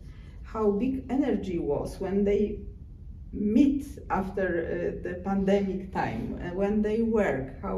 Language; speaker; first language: English; non-native, learner; Polish